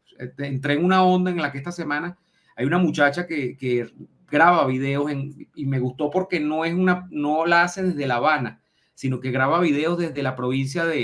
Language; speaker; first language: Spanish; native; Spanish